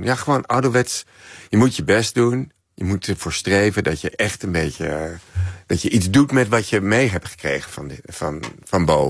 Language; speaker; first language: Dutch; native; Dutch